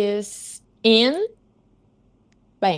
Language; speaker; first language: English; non-native, learner; Portuguese